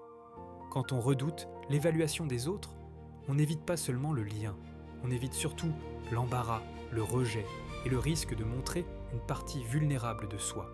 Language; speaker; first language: French; native; French